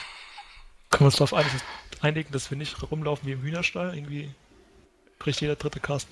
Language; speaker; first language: German; native; German